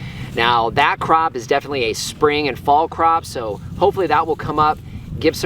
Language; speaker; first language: English; native; English